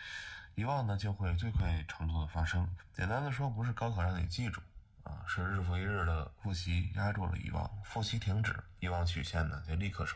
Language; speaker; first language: Chinese; native; Chinese